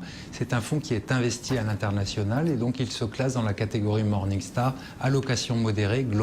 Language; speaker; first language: French; native; French